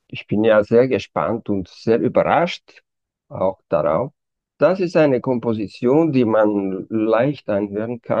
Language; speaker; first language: German; non-native, fluent; Romanian